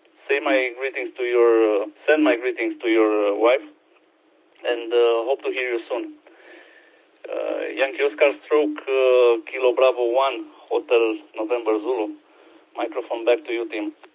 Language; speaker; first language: English; non-native, fluent; Romanian